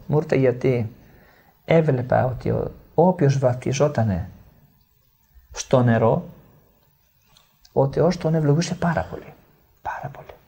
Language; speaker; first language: Greek; non-native, fluent; Italian